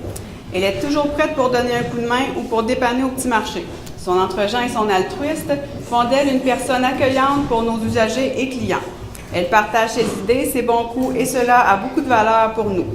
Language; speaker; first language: French; native; French